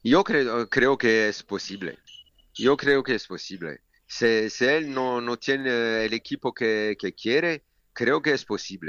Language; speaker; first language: Spanish; non-native, learner; French